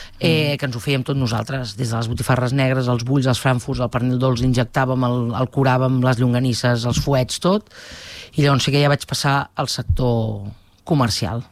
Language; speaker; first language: Catalan; native; Catalan